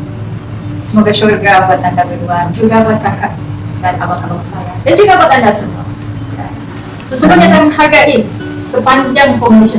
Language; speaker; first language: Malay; non-native, local second language; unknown